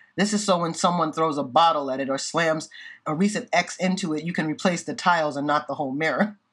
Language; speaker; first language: English; native; English